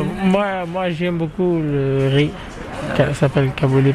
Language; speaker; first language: French; non-native, learner; Pashto